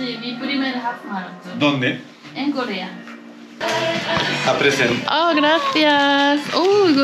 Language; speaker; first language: Spanish; non-native, learner; Korean